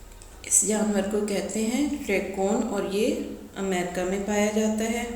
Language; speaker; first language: Urdu; native; Urdu